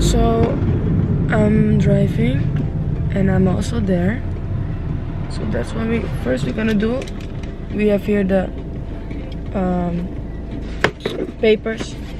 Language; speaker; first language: English; non-native, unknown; Dutch